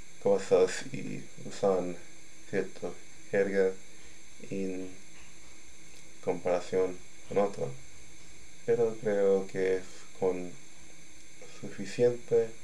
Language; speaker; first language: Spanish; non-native, learner; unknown